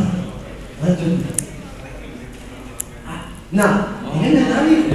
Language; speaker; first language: Indonesian; non-native, fluent; Ganda